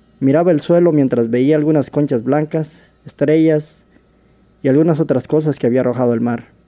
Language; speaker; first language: Spanish; native; Spanish